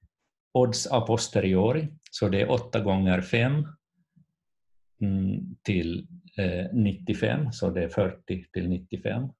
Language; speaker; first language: Swedish; non-native, fluent; Finnish